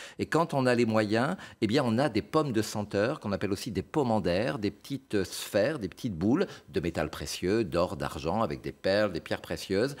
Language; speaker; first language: French; native; French